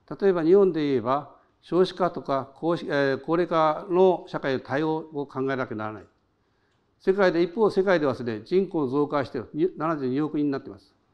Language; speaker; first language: Japanese; native; Japanese